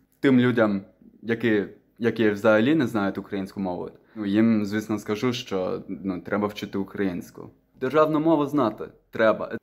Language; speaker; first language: Ukrainian; non-native, fluent; Dutch